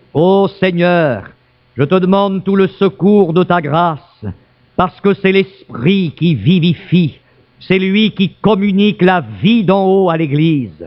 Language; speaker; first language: French; native; French